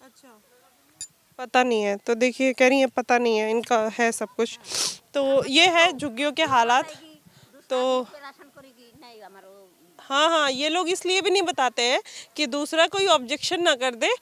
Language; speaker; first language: Hindi; native; Hindi